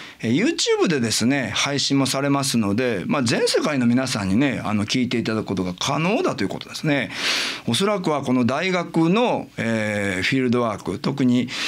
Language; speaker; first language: Japanese; native; Japanese